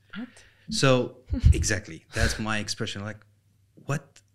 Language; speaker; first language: English; non-native, fluent; Arabic